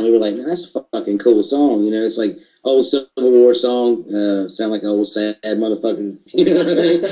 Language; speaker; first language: English; native; English